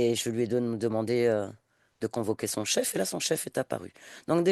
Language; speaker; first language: French; native; French